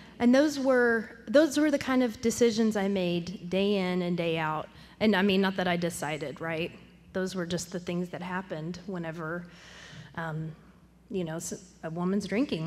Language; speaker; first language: English; native; English